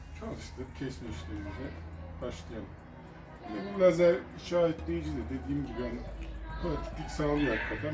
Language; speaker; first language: Turkish; native; Turkish